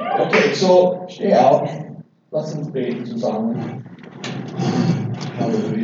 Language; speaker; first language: German; non-native, learner; English